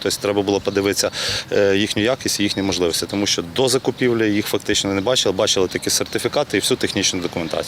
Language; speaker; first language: Ukrainian; native; Ukrainian